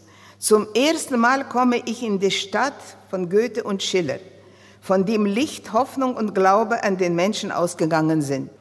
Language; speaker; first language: German; non-native, fluent; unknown